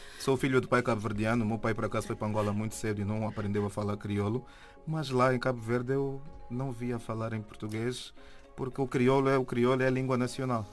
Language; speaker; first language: Portuguese; native; Portuguese